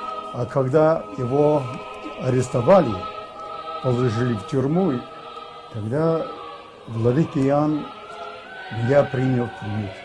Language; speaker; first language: Russian; early bilingual, heritage; Russian